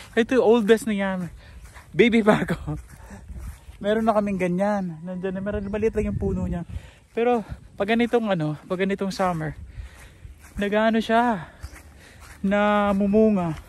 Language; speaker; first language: Filipino; non-native, local second language; Bikol